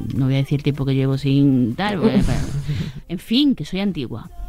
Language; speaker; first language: Spanish; native; Spanish